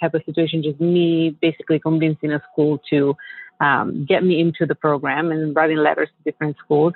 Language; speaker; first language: English; non-native, fluent; Italian